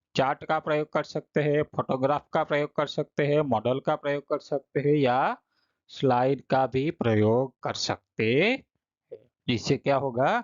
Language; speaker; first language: Hindi; non-native, local second language; Gujarati